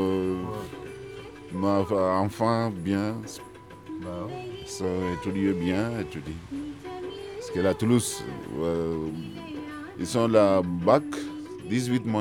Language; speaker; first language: French; non-native, learner; Tamil